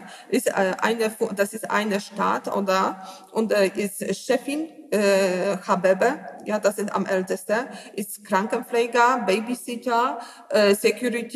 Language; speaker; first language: German; non-native, learner; Polish